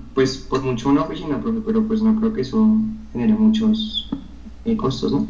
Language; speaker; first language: Spanish; native; Spanish